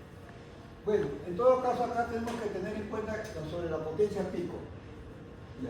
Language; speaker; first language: Spanish; native; Spanish